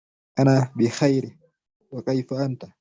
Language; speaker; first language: Arabic; non-native, learner; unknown